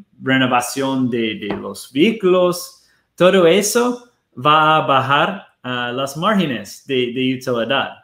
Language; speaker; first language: Spanish; non-native, fluent; Portuguese